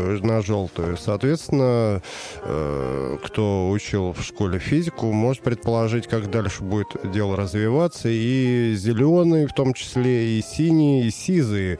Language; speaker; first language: Russian; native; Russian